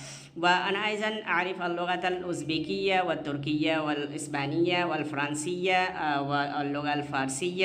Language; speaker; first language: Arabic; non-native, fluent; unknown